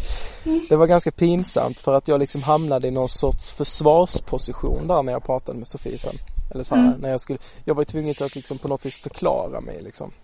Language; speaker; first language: Swedish; native; Swedish